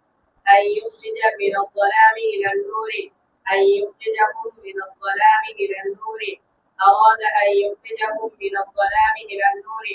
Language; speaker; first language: Arabic; non-native, learner; Bangla